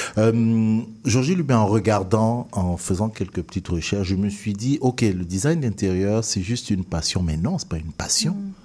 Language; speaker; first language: French; non-native, local second language; Duala